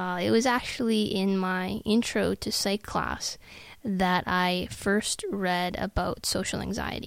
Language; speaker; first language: English; native; English